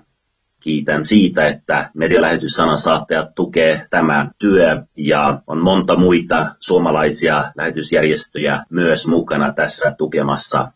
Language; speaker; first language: Finnish; non-native, fluent; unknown